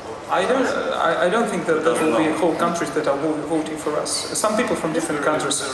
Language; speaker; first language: English; non-native, fluent; Russian